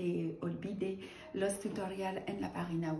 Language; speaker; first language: Spanish; non-native, learner; French